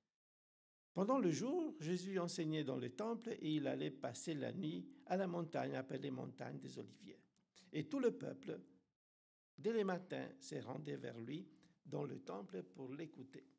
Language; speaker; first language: French; non-native, fluent; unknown